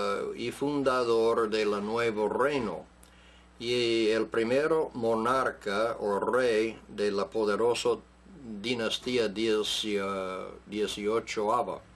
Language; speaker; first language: Spanish; non-native, fluent; English